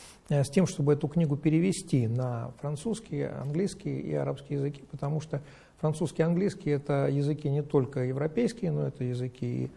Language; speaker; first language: Russian; native; Russian